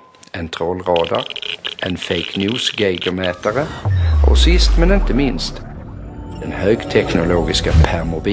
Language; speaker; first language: Swedish; native; Swedish